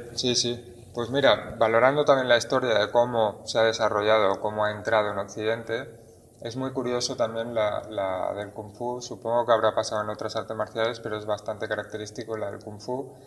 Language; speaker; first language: Spanish; native; Spanish